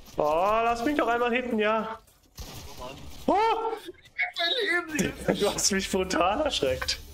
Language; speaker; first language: German; native; German